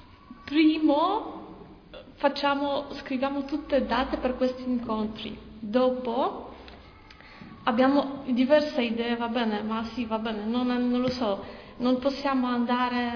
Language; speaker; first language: Italian; non-native, learner; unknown